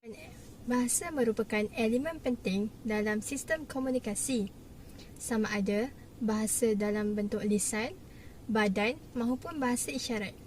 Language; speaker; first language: Malay; native; Malay